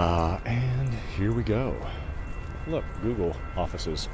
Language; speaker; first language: English; native; English